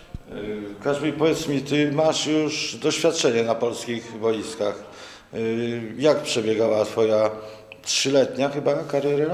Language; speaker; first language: Polish; native; Polish